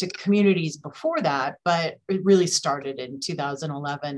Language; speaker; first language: English; native; English